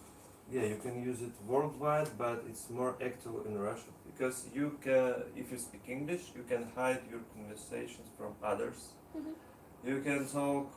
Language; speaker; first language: English; non-native, learner; Russian